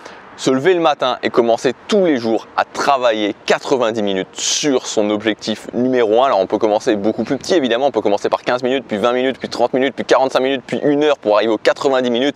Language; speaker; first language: French; native; French